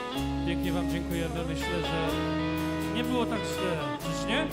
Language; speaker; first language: Polish; native; Polish